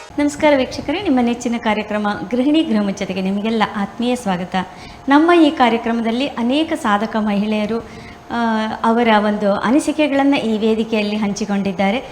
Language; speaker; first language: Kannada; native; Kannada